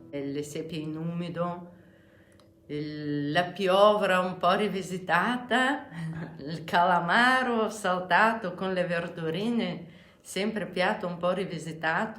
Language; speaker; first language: Italian; non-native, fluent; Bulgarian